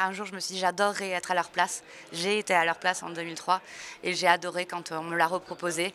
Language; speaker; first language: French; native; French